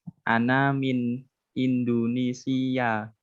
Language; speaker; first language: Arabic; non-native, learner; Indonesian